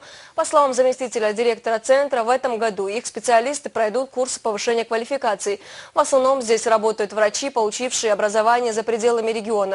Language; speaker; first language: Russian; native; Russian